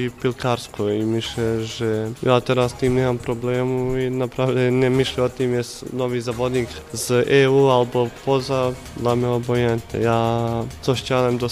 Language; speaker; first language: Polish; non-native, fluent; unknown